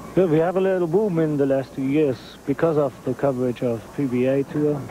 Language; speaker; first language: English; non-native, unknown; German